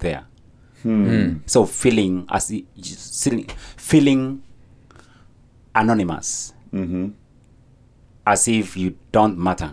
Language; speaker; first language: English; non-native, local second language; Meru